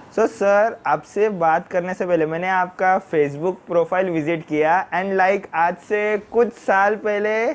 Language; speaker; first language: Hindi; non-native, local second language; Marathi